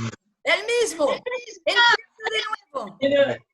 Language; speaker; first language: Spanish; non-native, fluent; Portuguese